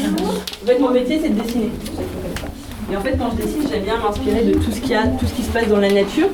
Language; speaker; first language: French; native; French